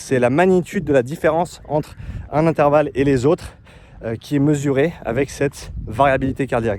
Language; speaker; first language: French; native; French